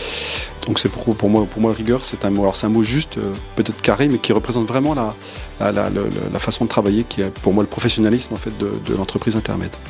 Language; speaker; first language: French; native; French